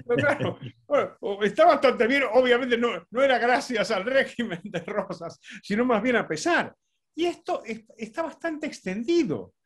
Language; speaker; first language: Spanish; native; Spanish